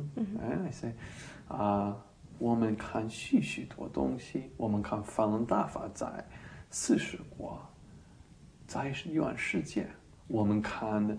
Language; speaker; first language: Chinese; non-native, learner; English